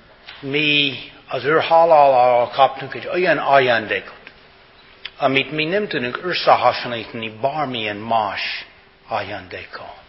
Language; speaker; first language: Hungarian; non-native, fluent; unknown